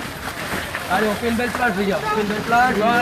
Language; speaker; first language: French; native; French